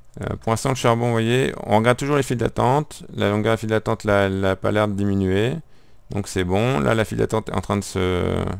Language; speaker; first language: French; native; French